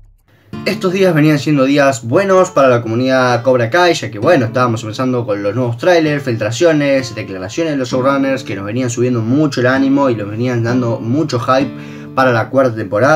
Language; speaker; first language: Spanish; native; Spanish